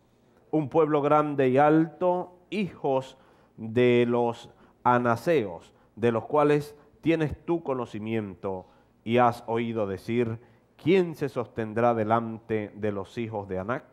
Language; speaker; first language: Spanish; native; Spanish